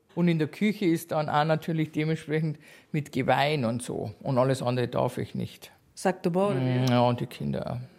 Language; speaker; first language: German; native; German